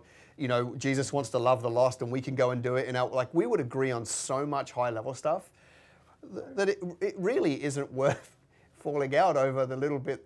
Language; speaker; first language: English; native; English